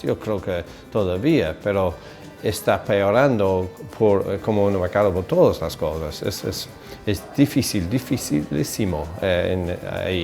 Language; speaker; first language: Spanish; non-native, fluent; English